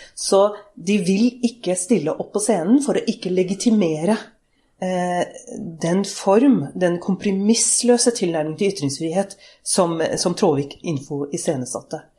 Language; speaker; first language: Norwegian; early bilingual, other home language; Urdu